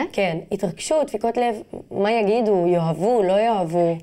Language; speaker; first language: Hebrew; non-native, local second language; Arabic